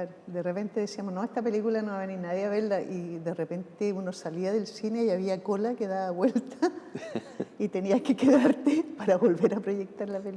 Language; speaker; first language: Spanish; native; Spanish